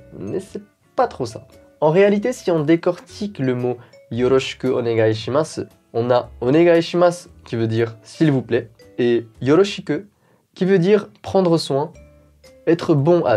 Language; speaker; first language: French; native; French